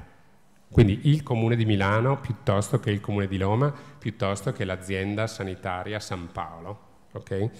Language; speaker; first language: Italian; native; Italian